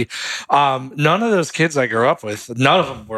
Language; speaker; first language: English; native; English